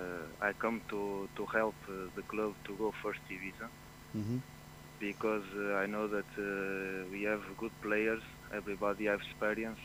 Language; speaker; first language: English; non-native, fluent; Portuguese